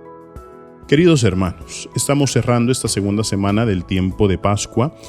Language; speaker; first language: Spanish; native; Spanish